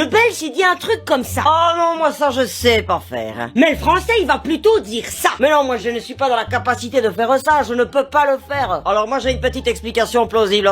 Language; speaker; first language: French; native; French